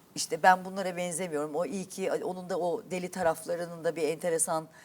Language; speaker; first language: Turkish; native; Turkish